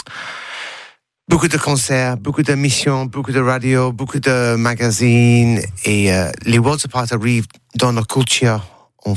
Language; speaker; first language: French; non-native, learner; English